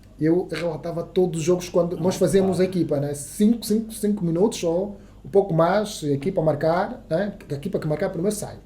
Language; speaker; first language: Portuguese; non-native, local second language; Kongo